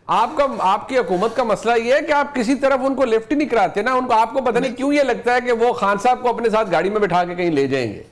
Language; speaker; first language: Urdu; non-native, local second language; Punjabi